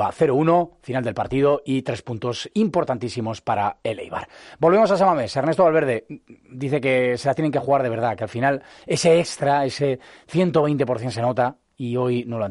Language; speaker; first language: Spanish; native; Spanish